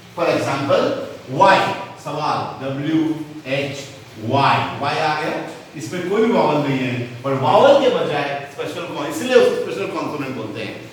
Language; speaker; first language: Hindi; non-native, local second language; Konkani